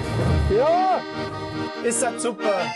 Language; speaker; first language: German; native; German